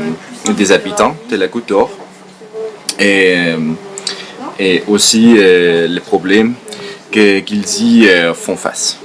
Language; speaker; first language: French; non-native, fluent; Danish